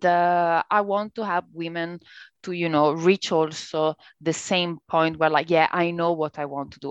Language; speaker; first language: English; non-native, fluent; Italian